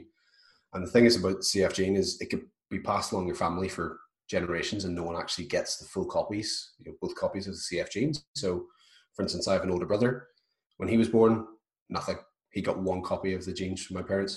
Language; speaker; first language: English; native; English